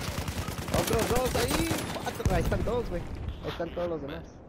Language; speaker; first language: Spanish; native; Spanish